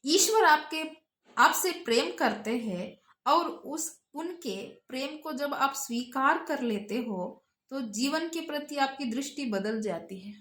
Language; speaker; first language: Hindi; non-native, local second language; Kannada